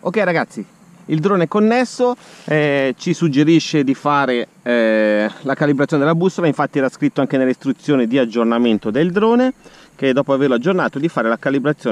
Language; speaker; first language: Italian; native; Italian